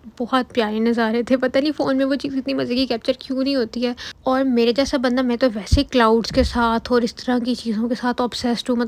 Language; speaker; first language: Urdu; native; Urdu